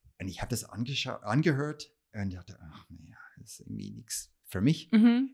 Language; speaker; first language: German; non-native, fluent; English